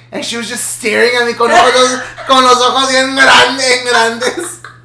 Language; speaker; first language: English; early bilingual, other home language; Spanish